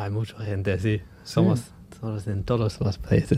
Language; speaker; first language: Spanish; non-native, learner; English